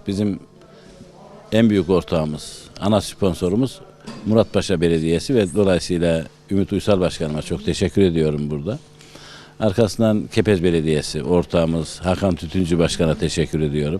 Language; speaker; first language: Turkish; native; Turkish